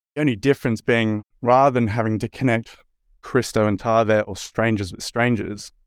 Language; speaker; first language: English; native; English